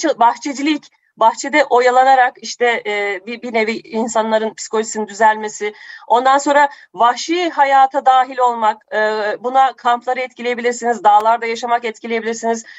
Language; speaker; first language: Turkish; native; Turkish